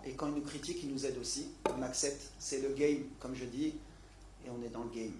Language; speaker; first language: French; native; French